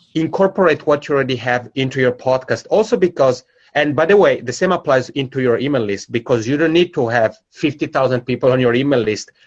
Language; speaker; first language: English; non-native, fluent; Italian